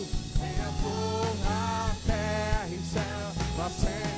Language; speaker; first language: Portuguese; native; Portuguese